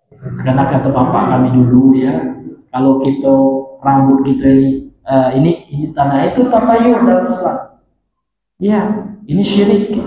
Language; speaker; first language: Indonesian; non-native, local second language; Minangkabau